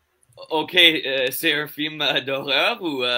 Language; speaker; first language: French; non-native, local second language; English